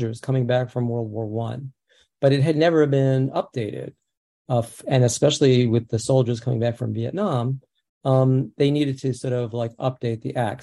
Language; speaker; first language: English; early bilingual, other home language; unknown